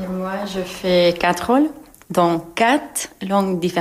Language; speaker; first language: French; non-native, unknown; English